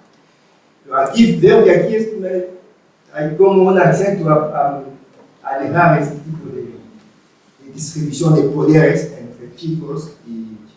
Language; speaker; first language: Spanish; non-native, fluent; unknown